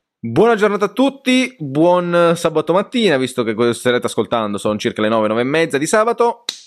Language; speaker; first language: Italian; native; Italian